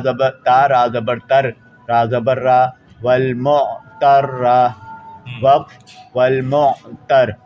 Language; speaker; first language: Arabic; non-native, learner; Urdu